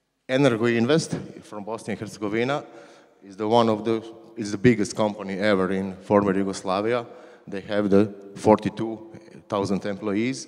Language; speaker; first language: English; non-native, learner; Croatian